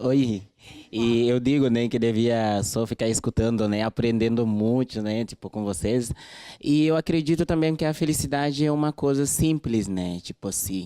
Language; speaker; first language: Portuguese; non-native, fluent; Wolof